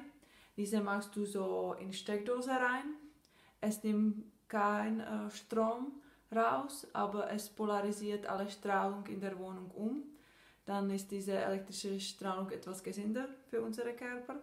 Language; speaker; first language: German; non-native, fluent; Czech